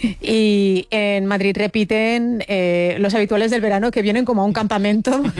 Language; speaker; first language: Spanish; native; Spanish